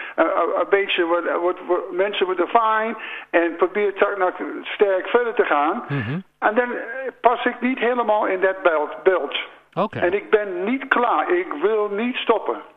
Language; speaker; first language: Dutch; non-native, fluent; English